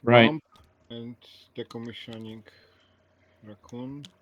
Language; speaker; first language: English; non-native, learner; Polish